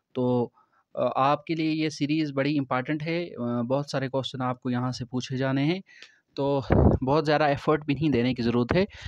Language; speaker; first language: Hindi; non-native, local second language; Kashmiri